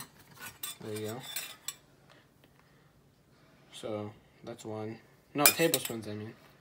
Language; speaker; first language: English; early bilingual, other home language; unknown